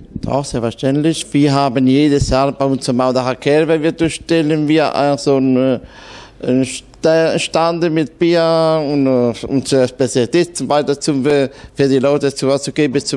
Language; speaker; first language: German; non-native, fluent; Italian